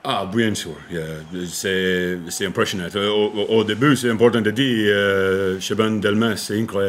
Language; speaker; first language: French; non-native, learner; English